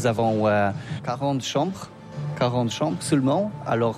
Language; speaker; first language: French; non-native, learner; Polish